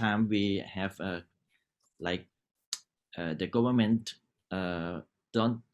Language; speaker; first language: English; non-native, learner; Thai